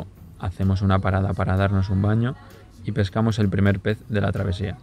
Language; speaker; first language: Spanish; native; Spanish